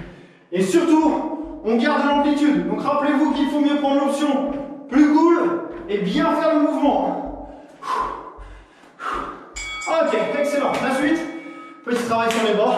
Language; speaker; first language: French; native; French